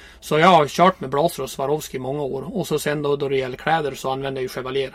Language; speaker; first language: Swedish; native; Swedish